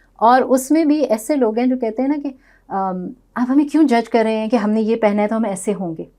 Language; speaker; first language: Urdu; non-native, local second language; Punjabi